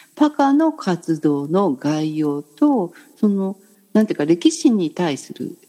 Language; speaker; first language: Japanese; native; Japanese